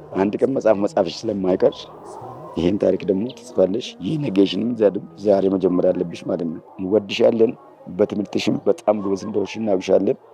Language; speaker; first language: Amharic; native; Amharic